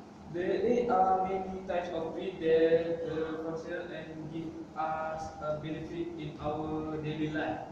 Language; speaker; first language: English; non-native, learner; Malay